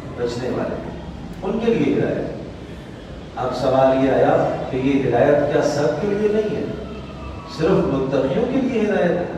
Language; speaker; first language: Urdu; native; Urdu